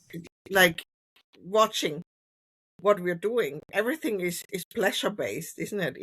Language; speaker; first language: English; non-native, fluent; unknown